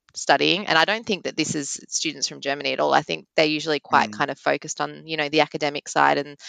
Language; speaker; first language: English; native; English